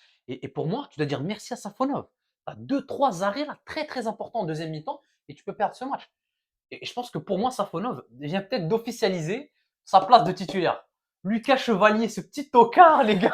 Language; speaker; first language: French; native; French